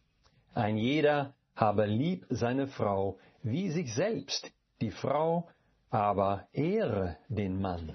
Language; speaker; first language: German; non-native, fluent; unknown